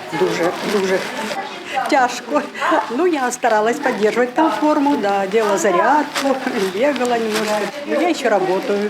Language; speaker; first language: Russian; native; Russian